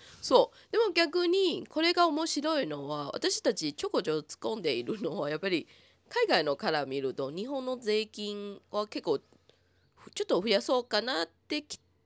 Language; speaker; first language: Japanese; non-native, fluent; Chinese